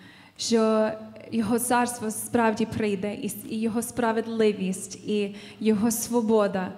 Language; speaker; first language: Ukrainian; non-native, fluent; English